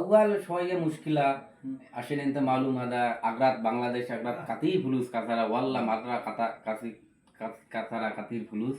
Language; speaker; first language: Arabic; non-native, learner; Bangla